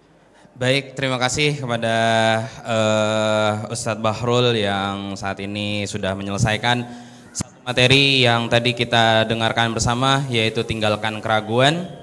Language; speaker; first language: Indonesian; native; Indonesian